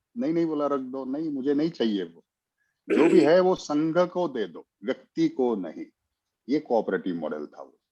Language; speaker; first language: Hindi; non-native, local second language; Marathi